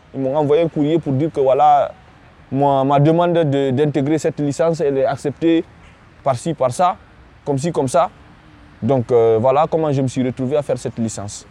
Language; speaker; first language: French; non-native, local second language; Fula